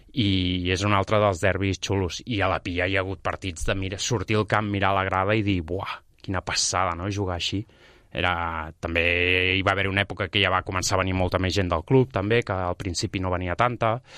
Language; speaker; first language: Catalan; native; Catalan